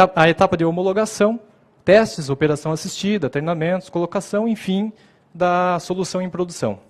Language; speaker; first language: Portuguese; native; Portuguese